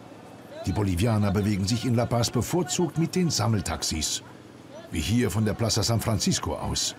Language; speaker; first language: German; native; German